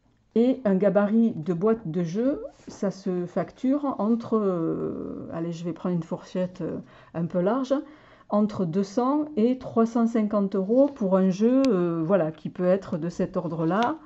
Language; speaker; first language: French; native; French